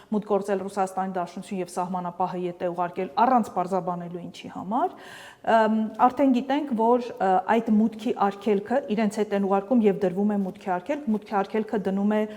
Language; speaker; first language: Armenian; native; Armenian